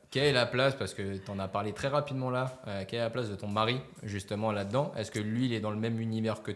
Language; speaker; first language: French; native; French